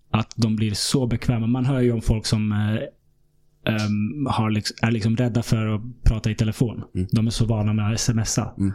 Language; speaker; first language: Swedish; early bilingual, other home language; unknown